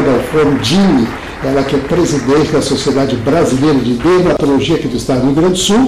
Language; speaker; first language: Portuguese; native; Portuguese